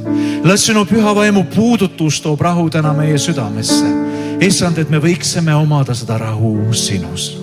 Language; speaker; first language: Estonian; native; Estonian